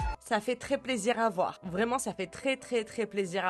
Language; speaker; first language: French; native; French